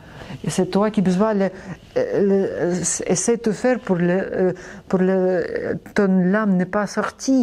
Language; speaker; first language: French; non-native, learner; Russian